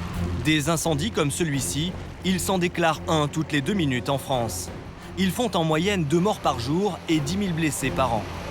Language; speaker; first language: French; native; French